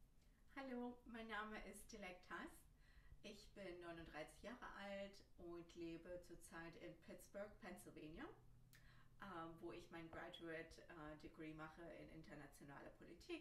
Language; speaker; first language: German; early bilingual, other home language; Turkish